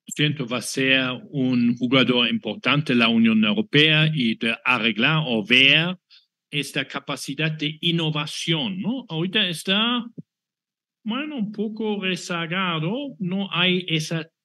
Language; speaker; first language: Spanish; non-native, fluent; German